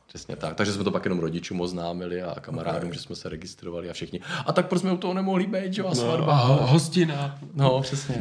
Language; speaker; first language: Czech; native; Czech